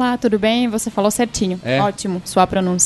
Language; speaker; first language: Portuguese; non-native, fluent; Czech